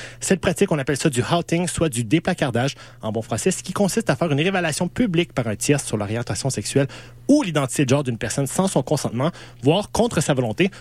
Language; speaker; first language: French; native; French